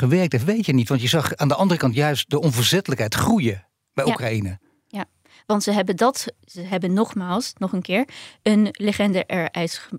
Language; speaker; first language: Dutch; native; Dutch